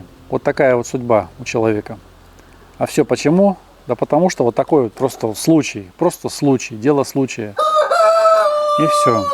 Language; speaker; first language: Russian; native; Russian